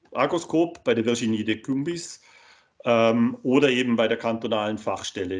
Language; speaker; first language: German; native; German